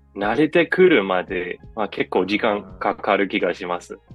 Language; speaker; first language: Japanese; non-native, fluent; Danish